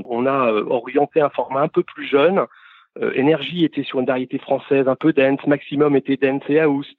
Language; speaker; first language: French; native; French